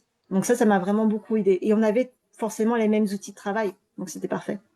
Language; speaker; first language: French; early bilingual, other home language; Lao